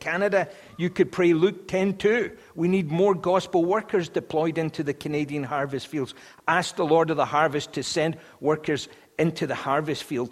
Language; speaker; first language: English; native; English